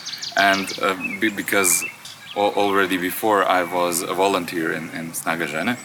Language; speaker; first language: English; non-native, fluent; Croatian